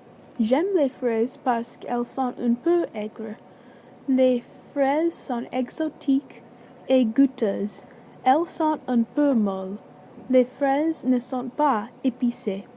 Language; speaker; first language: French; non-native, learner; English